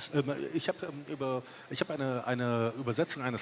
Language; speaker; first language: German; native; German